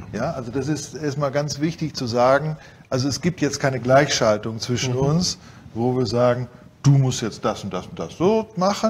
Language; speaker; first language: German; native; German